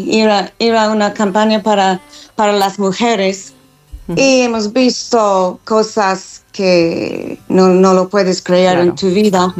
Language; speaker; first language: Spanish; non-native, learner; English